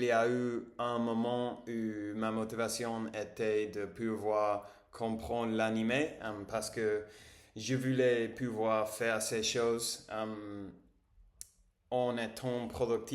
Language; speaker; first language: French; non-native, learner; English